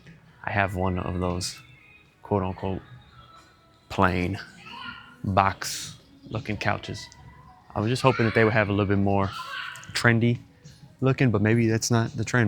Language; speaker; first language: English; native; English